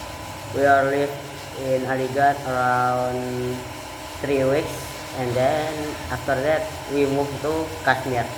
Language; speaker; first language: English; non-native, learner; Indonesian